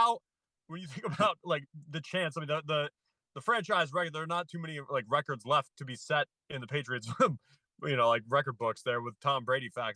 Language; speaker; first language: English; native; English